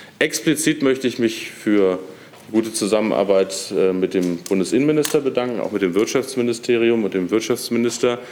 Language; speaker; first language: German; native; German